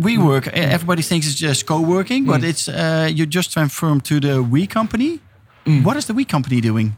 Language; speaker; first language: English; non-native, fluent; Dutch